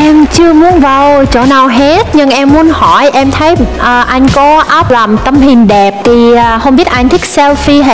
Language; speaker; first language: Vietnamese; non-native, fluent; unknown